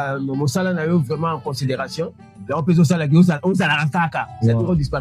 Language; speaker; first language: French; non-native, local second language; Lingala